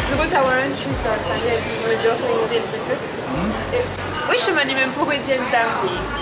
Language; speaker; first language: Chinese; non-native, learner; French